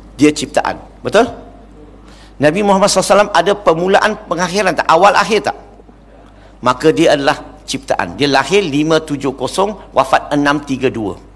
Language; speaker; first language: Malay; non-native, local second language; Chinese